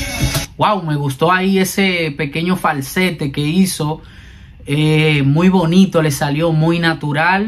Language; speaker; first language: Spanish; native; Spanish